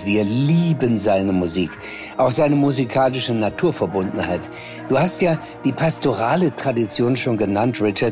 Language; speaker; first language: German; native; German